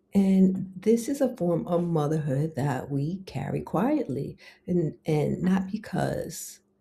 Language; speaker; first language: English; native; English